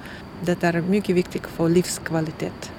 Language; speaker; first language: Swedish; non-native, learner; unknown